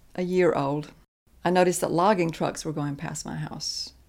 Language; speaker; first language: English; native; English